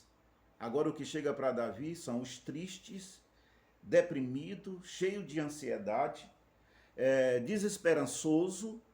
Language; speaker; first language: Portuguese; native; Portuguese